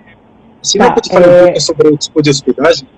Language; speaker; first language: Portuguese; non-native, fluent; French